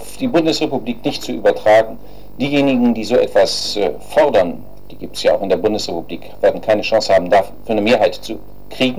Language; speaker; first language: German; native; German